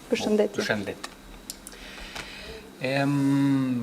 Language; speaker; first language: Italian; non-native, fluent; Portuguese